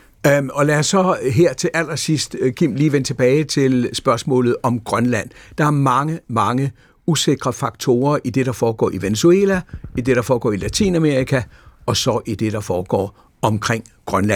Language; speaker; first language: Danish; native; Danish